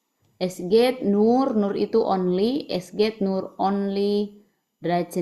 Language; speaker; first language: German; non-native, fluent; Indonesian